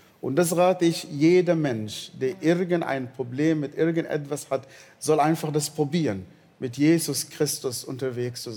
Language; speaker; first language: German; non-native, fluent; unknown